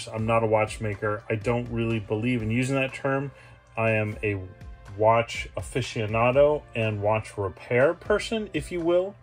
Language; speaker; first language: English; native; English